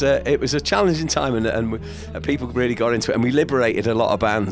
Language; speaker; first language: English; native; English